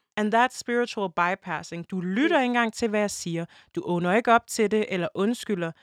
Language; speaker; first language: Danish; early bilingual, other home language; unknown